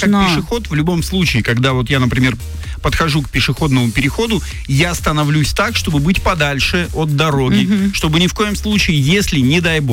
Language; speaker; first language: Russian; native; Russian